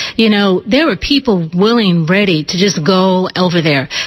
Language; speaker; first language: English; native; English